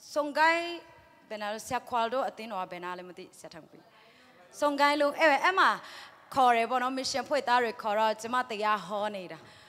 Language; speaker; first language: Burmese; non-native, local second language; Tedim Chin